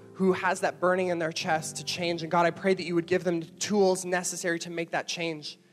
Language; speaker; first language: English; native; English